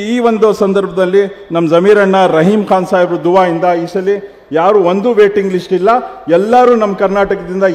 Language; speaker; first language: Kannada; non-native, local second language; Urdu